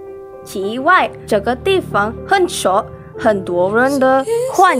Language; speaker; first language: Chinese; non-native, learner; Indonesian